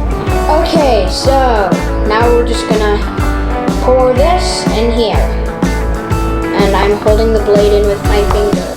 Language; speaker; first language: English; native; English